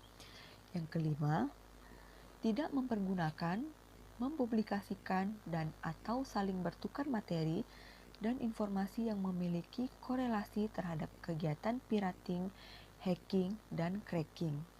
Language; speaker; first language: Indonesian; native; Indonesian